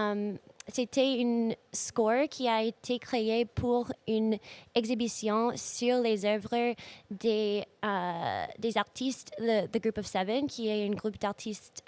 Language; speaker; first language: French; non-native, local second language; English